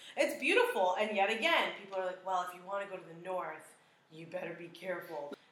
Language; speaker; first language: English; early bilingual, other home language; Urdu